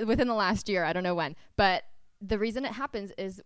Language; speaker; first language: English; early bilingual, other home language; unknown